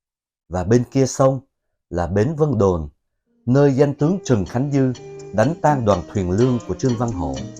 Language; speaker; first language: Vietnamese; native; Vietnamese